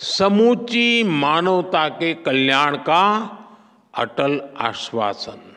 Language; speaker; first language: Hindi; non-native, local second language; Gujarati